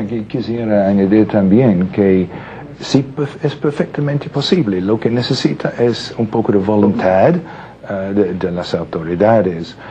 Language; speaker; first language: Spanish; non-native, fluent; English